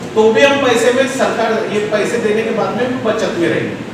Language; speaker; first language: Hindi; non-native, local second language; Marathi